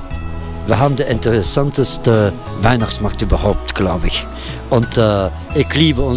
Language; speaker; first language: German; non-native, fluent; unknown